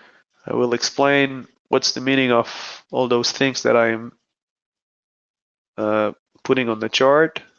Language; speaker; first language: English; non-native, fluent; Hebrew